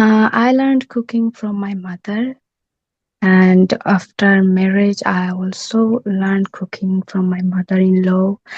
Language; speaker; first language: English; non-native, learner; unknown